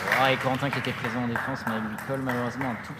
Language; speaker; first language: French; native; French